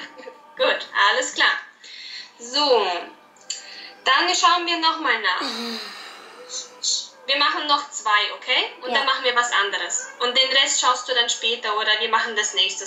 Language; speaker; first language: German; native; German